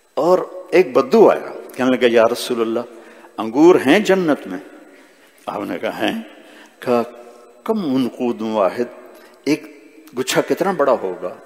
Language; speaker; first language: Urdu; non-native, local second language; Punjabi